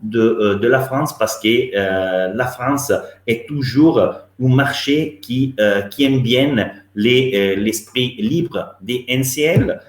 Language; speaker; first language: French; non-native, fluent; Italian